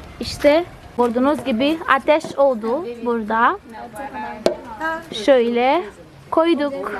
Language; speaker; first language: Turkish; non-native, fluent; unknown